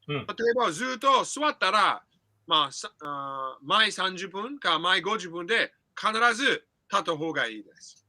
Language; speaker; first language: Japanese; non-native, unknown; English